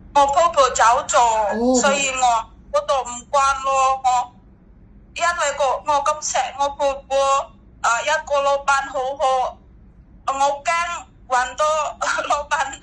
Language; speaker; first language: Cantonese; non-native, learner; Indonesian